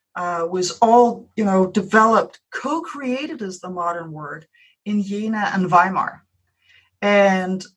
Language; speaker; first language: English; non-native, fluent; Danish